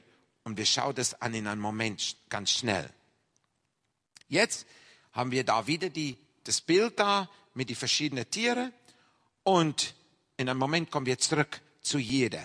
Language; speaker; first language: German; non-native, fluent; English